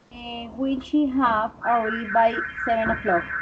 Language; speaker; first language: English; non-native, learner; Spanish